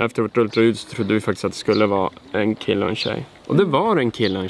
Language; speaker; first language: Swedish; native; Swedish